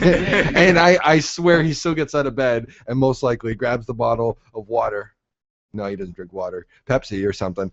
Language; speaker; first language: English; native; English